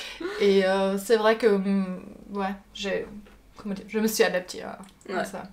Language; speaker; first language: French; non-native, fluent; German